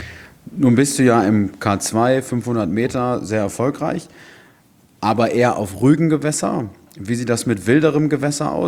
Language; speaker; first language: German; native; German